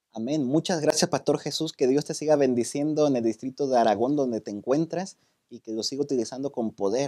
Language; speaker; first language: Spanish; native; Spanish